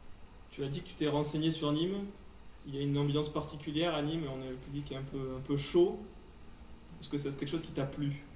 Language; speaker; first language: French; native; French